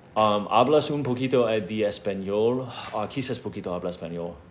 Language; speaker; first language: Spanish; non-native, learner; English